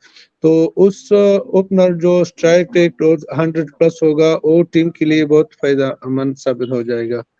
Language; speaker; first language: Hindi; non-native, fluent; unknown